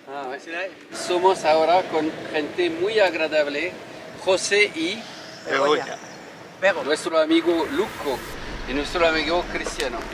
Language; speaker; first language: Spanish; non-native, learner; French